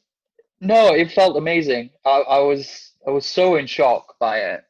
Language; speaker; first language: English; non-native, fluent; Danish